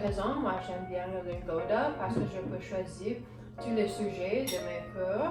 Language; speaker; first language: French; non-native, learner; English